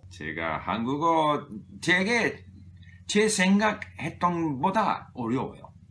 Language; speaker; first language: Korean; non-native, learner; English